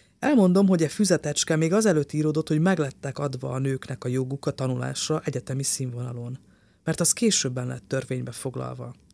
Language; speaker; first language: Hungarian; native; Hungarian